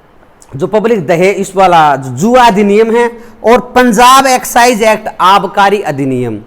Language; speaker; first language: Hindi; native; Hindi